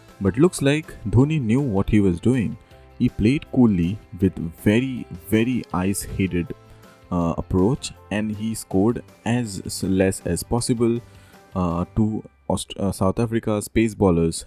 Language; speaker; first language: English; non-native, local second language; Hindi